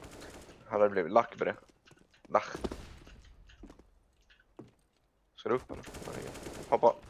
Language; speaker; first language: Swedish; native; Swedish